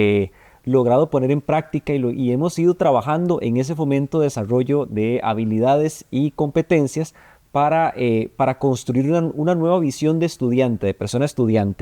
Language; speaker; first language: Spanish; native; Spanish